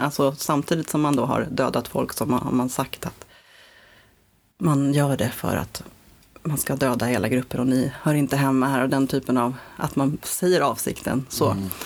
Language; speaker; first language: Swedish; native; Swedish